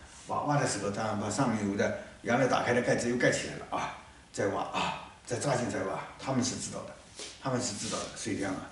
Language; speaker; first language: Chinese; native; Chinese